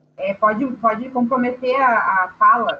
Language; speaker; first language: Spanish; non-native, learner; Portuguese